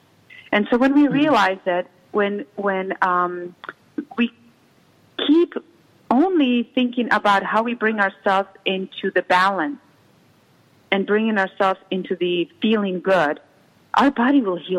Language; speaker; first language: English; non-native, fluent; Czech